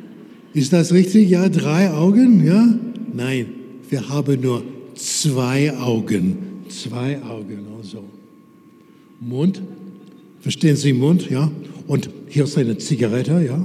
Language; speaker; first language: German; non-native, fluent; English